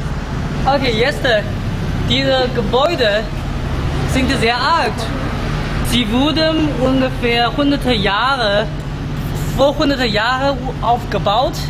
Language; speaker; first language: German; non-native, learner; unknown